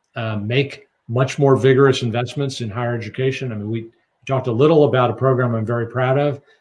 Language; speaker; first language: English; native; English